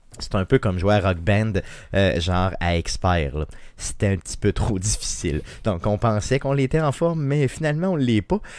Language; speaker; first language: French; native; French